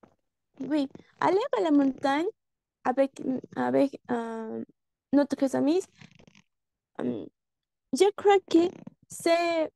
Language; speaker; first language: French; non-native, learner; Spanish